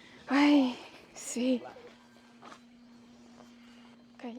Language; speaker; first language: Spanish; non-native, learner; Polish